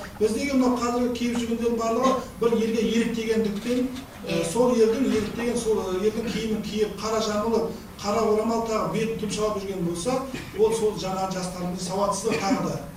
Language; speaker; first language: Kazakh; native; Kazakh